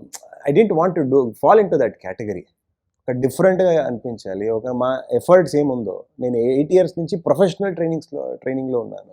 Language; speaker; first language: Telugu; non-native, learner; Kannada